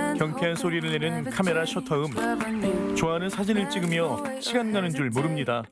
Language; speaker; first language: Korean; native; Korean